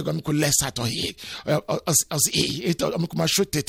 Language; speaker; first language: Hungarian; non-native, learner; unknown